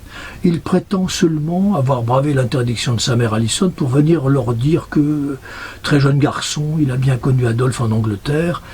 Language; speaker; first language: French; native; French